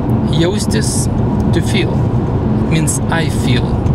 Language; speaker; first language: English; non-native, fluent; Lithuanian